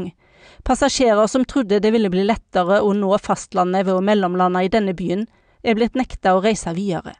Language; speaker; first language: Norwegian; native; Norwegian